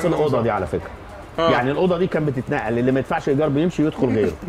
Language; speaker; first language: Arabic; native; Arabic